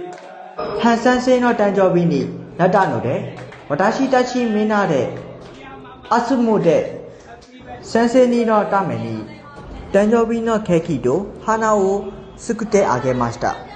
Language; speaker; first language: Japanese; non-native, learner; Burmese